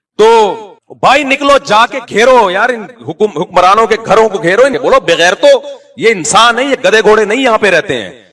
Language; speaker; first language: Urdu; native; Urdu